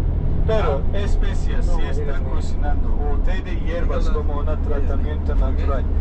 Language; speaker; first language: Spanish; non-native, fluent; Turkish